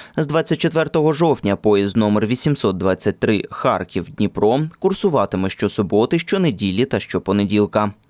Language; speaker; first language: Ukrainian; native; Ukrainian